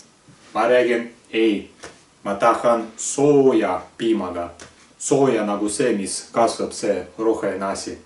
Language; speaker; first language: Estonian; non-native, local second language; Russian